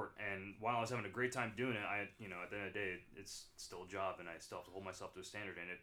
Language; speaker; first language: English; native; English